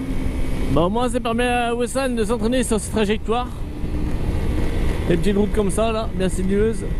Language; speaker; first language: French; native; French